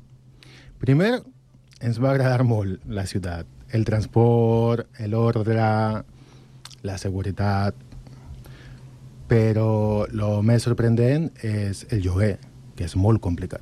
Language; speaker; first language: Catalan; non-native, fluent; Spanish